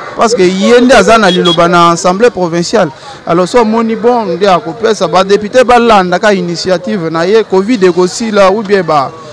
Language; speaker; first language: Lingala; native; Lingala